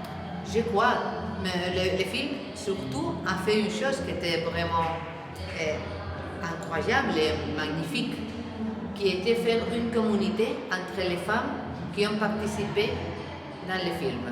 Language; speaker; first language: French; non-native, learner; Spanish